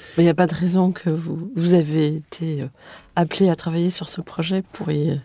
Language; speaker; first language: French; native; French